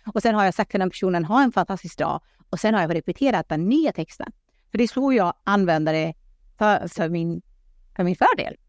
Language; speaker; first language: Swedish; early bilingual, other home language; Pashto